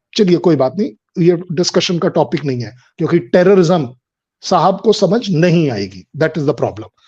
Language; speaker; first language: Hindi; native; Hindi